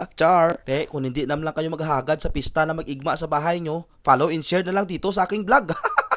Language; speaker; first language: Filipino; non-native, local second language; Hiligaynon